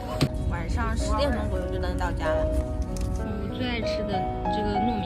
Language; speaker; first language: Chinese; native; Chinese